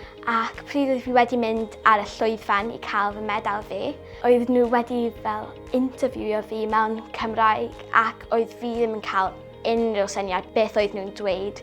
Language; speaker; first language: Welsh; non-native, local second language; English